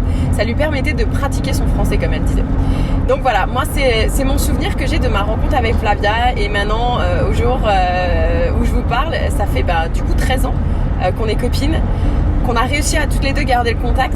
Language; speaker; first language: French; native; French